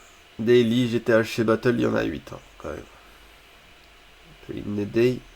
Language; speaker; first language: French; native; French